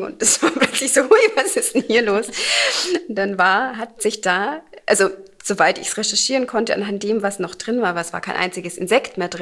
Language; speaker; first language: German; native; German